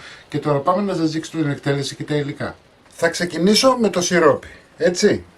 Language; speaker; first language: Greek; native; Greek